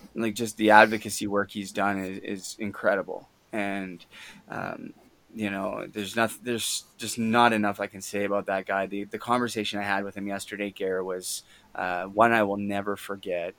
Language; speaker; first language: English; native; English